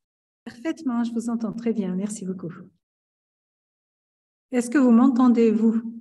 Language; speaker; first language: French; non-native, fluent; Albanian